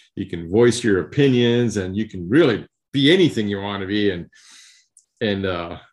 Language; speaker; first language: English; early bilingual, other home language; Spanish